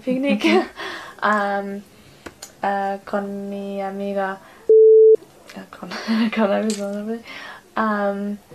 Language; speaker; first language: Spanish; non-native, learner; English